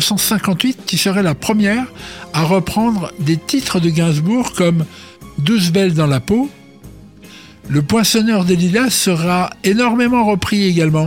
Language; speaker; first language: French; native; French